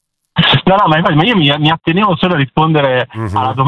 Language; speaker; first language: Italian; native; Italian